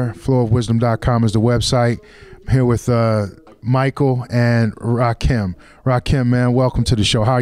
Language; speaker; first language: English; native; English